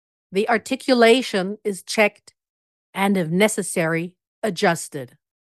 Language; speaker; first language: English; non-native, fluent; German